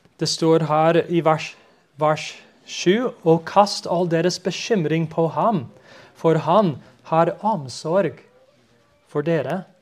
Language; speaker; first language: Norwegian; non-native, fluent; English